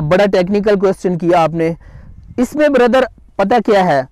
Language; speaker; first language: Urdu; native; Urdu